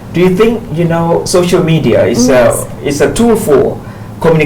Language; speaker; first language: English; non-native, fluent; Pattani Malay